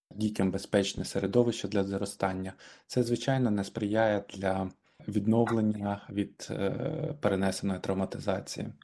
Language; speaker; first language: Ukrainian; native; Ukrainian